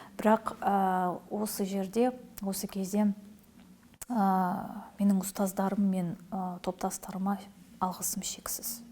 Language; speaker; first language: Kazakh; non-native, local second language; Russian